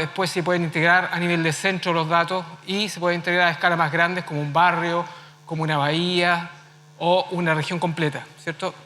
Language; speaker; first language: Spanish; native; Spanish